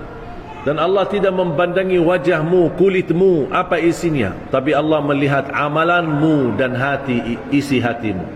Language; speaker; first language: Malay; non-native, fluent; Arabic